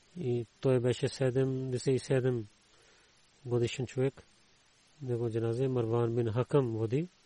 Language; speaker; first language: Bulgarian; non-native, learner; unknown